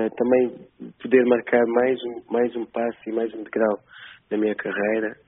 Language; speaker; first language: Portuguese; non-native, local second language; Kabuverdianu